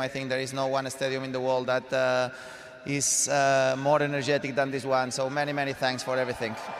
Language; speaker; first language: English; non-native, fluent; Spanish